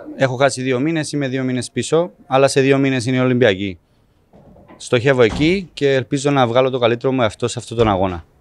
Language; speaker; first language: Greek; non-native, fluent; Serbian